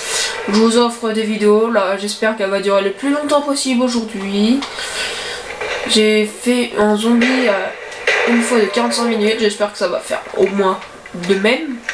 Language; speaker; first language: French; native; French